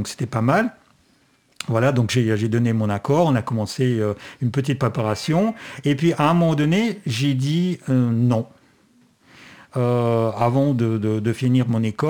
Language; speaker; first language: French; non-native, fluent; Russian